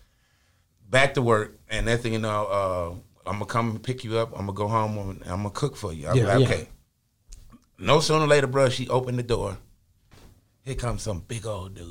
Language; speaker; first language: English; native; English